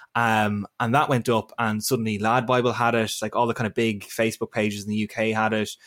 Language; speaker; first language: English; native; English